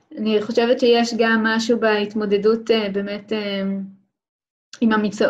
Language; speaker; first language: Hebrew; native; Hebrew